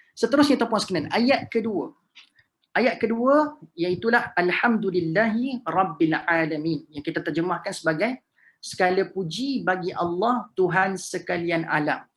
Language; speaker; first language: Malay; native; Malay